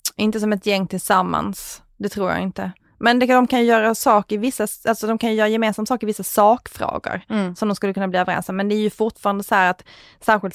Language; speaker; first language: Swedish; native; Swedish